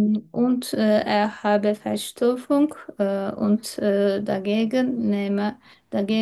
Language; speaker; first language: German; non-native, fluent; Turkish